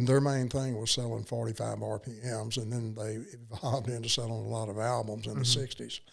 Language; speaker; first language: English; native; English